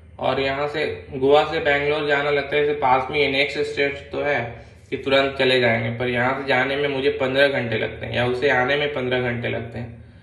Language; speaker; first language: Hindi; native; Hindi